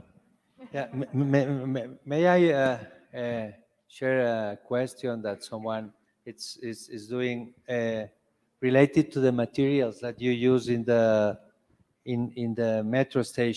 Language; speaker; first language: English; non-native, fluent; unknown